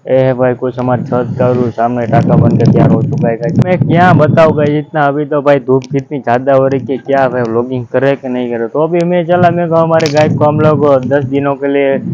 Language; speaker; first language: Hindi; non-native, local second language; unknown